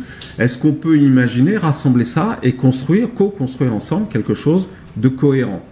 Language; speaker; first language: French; native; French